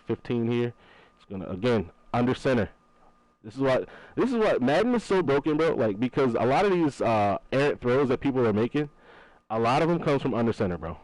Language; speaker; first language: English; native; English